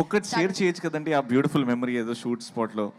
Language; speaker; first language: Telugu; native; Telugu